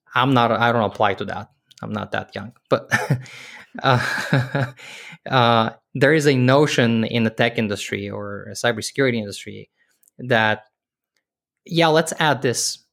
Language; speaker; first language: English; early bilingual, other home language; Russian